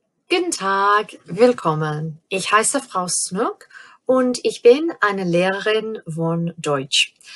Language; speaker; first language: German; non-native, fluent; English